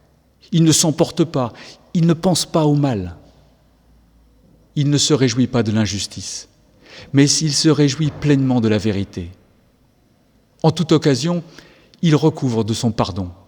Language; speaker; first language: French; native; French